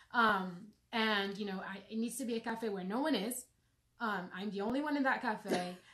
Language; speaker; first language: English; non-native, fluent; Arabic